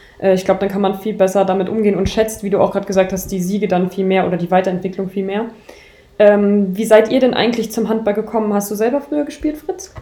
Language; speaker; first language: German; native; German